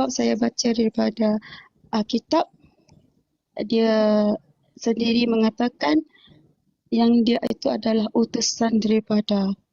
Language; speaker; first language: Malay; non-native, local second language; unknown